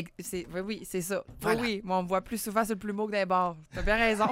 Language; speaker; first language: French; native; French